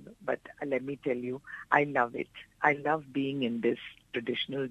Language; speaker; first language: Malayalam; non-native, local second language; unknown